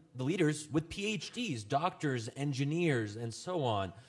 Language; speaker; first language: English; native; English